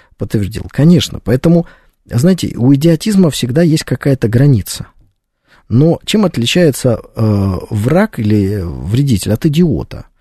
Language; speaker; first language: Russian; native; Russian